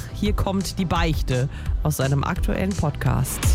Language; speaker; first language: German; native; German